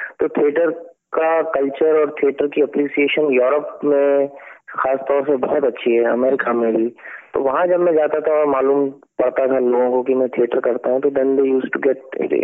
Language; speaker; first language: Hindi; native; Hindi